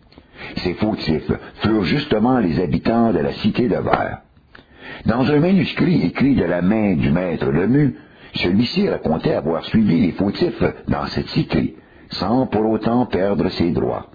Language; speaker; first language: French; native; French